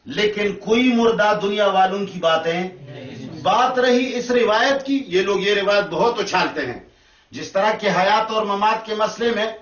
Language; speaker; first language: Urdu; non-native, local second language; Pashto